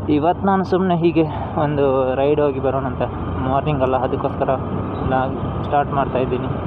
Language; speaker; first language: Kannada; non-native, local second language; Tulu